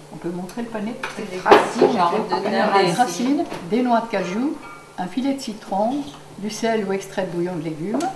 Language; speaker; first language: French; native; French